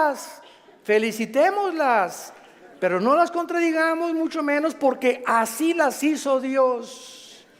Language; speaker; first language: Spanish; native; Spanish